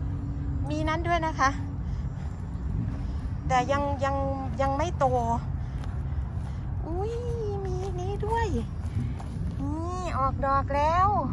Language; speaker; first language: Thai; native; Thai